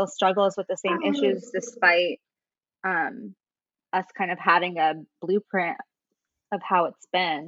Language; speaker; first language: English; native; English